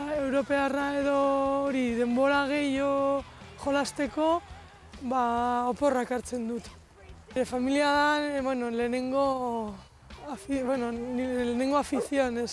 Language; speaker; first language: Basque; non-native, local second language; Spanish